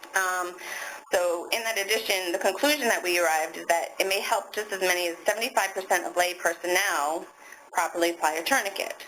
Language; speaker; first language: English; native; English